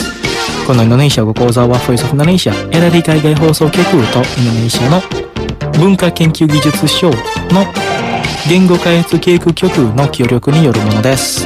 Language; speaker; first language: Japanese; non-native, fluent; Indonesian